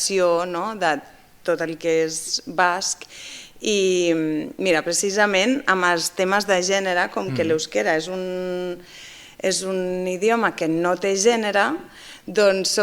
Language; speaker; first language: Catalan; non-native, fluent; Basque